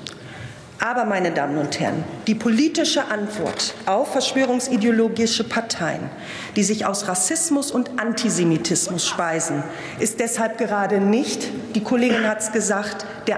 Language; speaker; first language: German; native; German